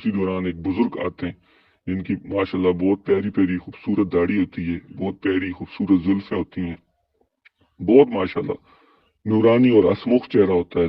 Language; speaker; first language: Urdu; native; Urdu